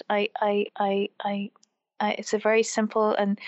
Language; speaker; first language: English; native; English